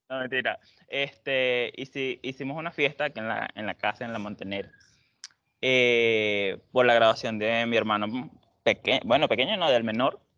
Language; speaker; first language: Spanish; native; Spanish